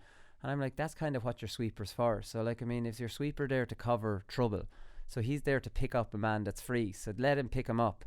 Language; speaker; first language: English; native; English